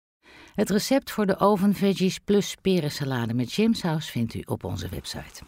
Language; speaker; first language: Dutch; native; Dutch